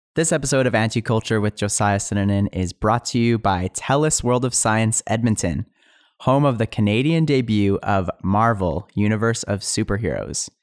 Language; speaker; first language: English; native; English